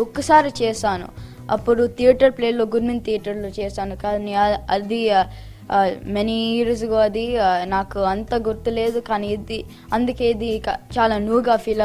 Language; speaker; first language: Telugu; early bilingual, heritage; Telugu